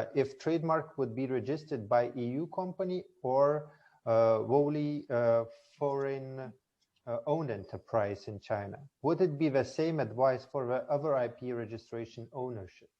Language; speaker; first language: English; non-native, fluent; Lithuanian